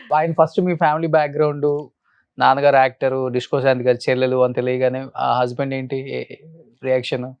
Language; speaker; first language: Telugu; native; Telugu